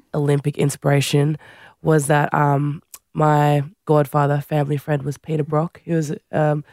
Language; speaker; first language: English; native; English